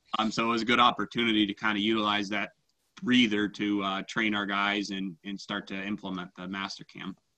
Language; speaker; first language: English; native; English